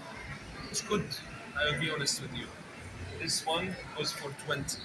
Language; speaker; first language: English; non-native, fluent; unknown